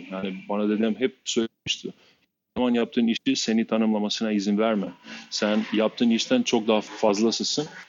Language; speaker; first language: Turkish; non-native, fluent; Albanian